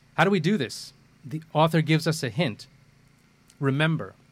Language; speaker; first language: English; early bilingual, other home language; Malayalam